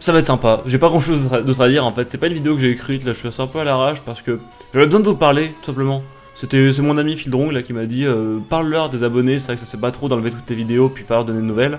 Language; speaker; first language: French; native; French